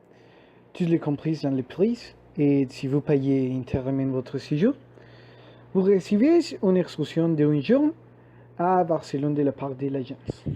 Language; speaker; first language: French; non-native, learner; Spanish